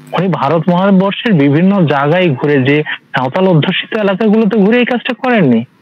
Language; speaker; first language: Bangla; non-native, local second language; Santali